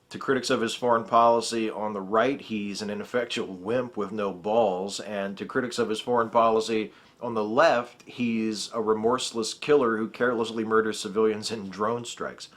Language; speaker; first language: English; native; English